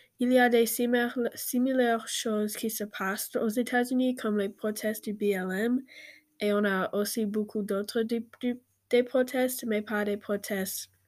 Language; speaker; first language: French; non-native, learner; English